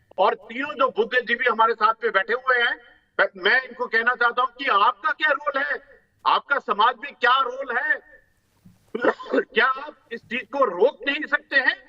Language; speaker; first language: Hindi; native; Hindi